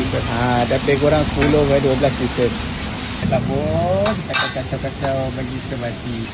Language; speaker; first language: Malay; native; Malay